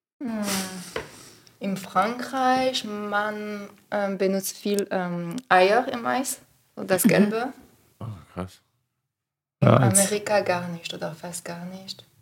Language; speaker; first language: German; non-native, learner; French